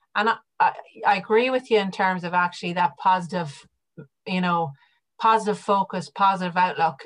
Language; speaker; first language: English; native; English